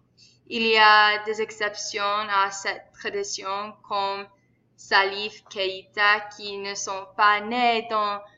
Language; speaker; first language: French; non-native, learner; English